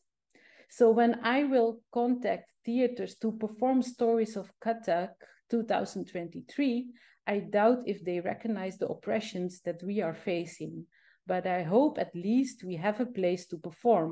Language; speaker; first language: English; non-native, fluent; Dutch